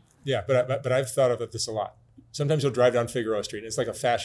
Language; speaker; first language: English; native; English